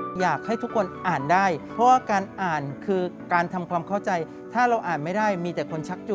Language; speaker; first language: Thai; native; Thai